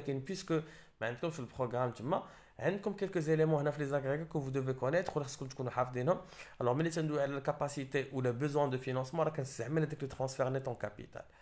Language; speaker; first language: French; non-native, local second language; Arabic